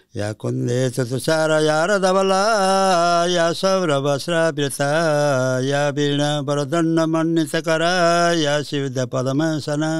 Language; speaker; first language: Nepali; early bilingual, heritage; Nepali